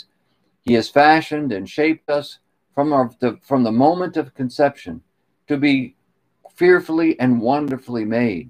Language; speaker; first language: English; native; English